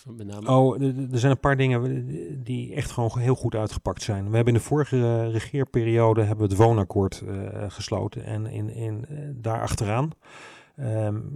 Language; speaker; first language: Dutch; native; Dutch